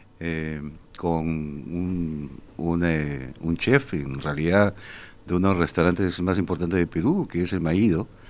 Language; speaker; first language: Spanish; native; Spanish